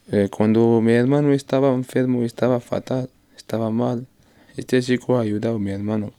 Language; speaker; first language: Spanish; non-native, learner; Arabic